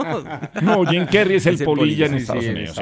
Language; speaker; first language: Spanish; native; Spanish